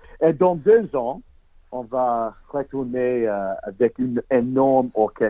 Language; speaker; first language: French; non-native, learner; English